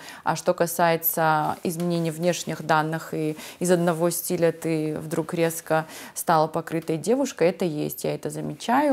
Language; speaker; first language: Russian; non-native, local second language; Ossetic